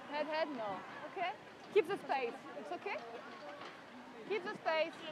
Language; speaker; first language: English; non-native, learner; French